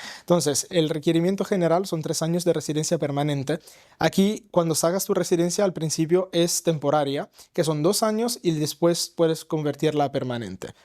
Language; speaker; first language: Spanish; non-native, fluent; Italian